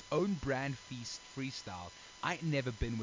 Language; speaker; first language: English; native; English